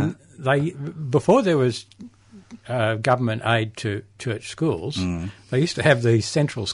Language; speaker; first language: English; native; English